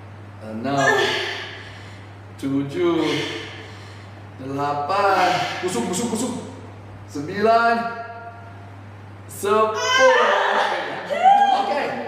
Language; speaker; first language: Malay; non-native, fluent; English